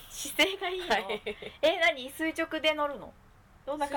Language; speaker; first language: Japanese; native; Japanese